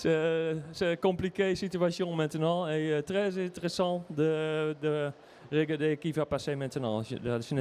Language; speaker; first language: French; non-native, learner; Dutch